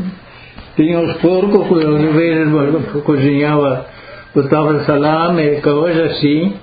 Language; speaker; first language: Portuguese; non-native, local second language; Italian